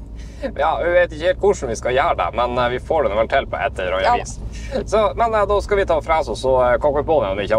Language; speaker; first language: Norwegian; native; Norwegian